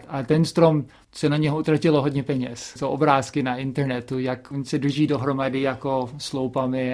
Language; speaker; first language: Czech; early bilingual, heritage; Czech